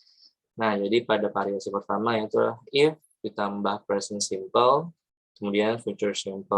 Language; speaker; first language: Indonesian; native; Indonesian